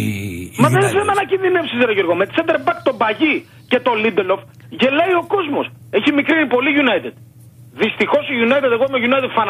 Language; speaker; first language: Greek; native; Greek